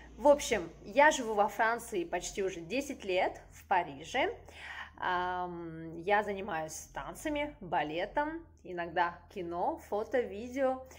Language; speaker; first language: Russian; native; Russian